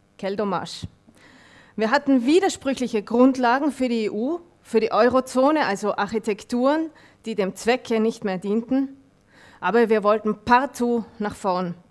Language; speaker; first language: German; non-native, fluent; French